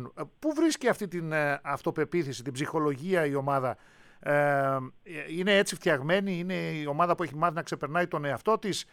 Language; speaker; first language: Greek; native; Greek